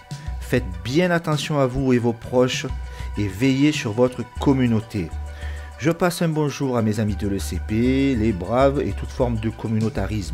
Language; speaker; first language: French; native; French